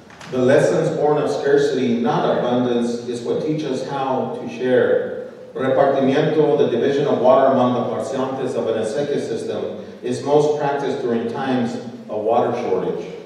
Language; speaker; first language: English; early bilingual, other home language; Spanish